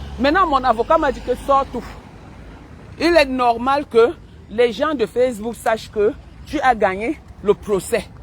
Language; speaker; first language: French; non-native, local second language; Basaa